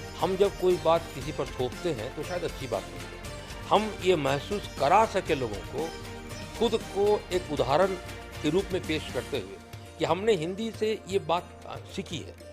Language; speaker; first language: Hindi; non-native, local second language; Bangla